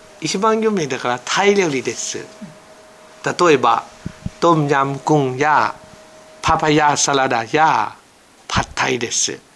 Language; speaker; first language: Japanese; non-native, learner; Thai